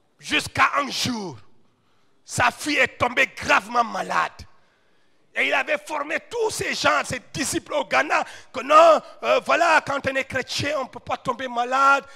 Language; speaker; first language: French; non-native, local second language; Wolof